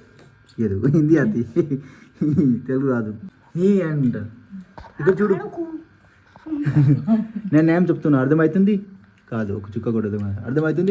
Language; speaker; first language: Telugu; non-native, learner; Marwari